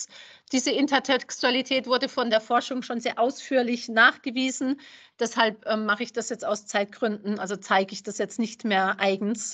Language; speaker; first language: German; native; German